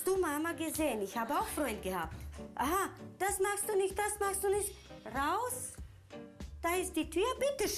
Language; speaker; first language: German; non-native, learner; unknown